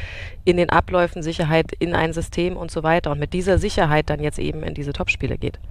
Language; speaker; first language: German; native; German